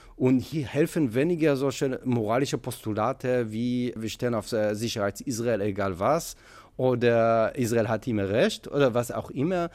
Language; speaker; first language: German; non-native, fluent; Hebrew